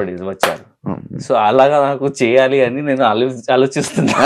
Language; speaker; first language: Telugu; non-native, learner; Hindi